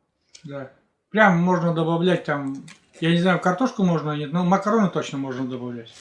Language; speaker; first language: Russian; native; Russian